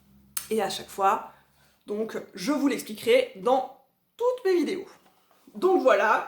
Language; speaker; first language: French; native; French